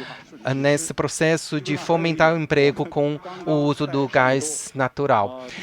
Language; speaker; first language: Portuguese; non-native, fluent; Chinese